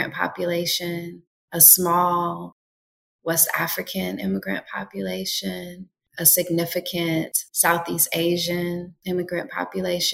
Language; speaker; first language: English; native; English